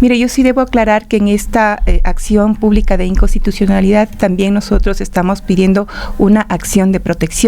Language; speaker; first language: Spanish; native; Spanish